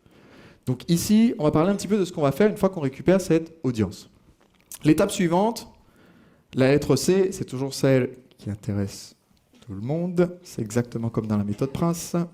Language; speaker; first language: French; native; French